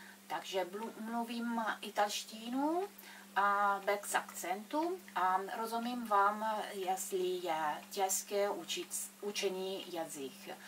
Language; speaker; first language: Czech; non-native, learner; Italian